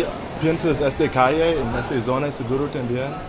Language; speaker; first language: Spanish; non-native, learner; English